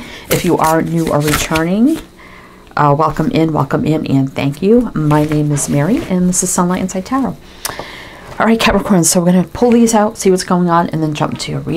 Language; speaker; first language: English; native; English